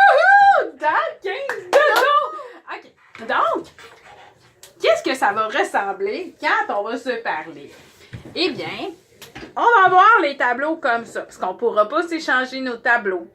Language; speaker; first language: French; native; French